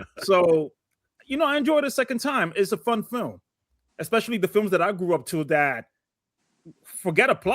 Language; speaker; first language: English; native; English